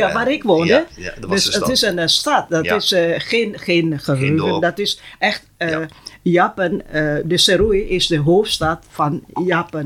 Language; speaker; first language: Dutch; non-native, local second language; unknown